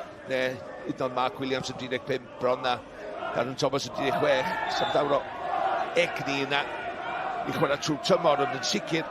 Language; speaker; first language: Welsh; native; Welsh